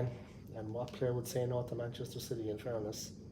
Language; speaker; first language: English; native; English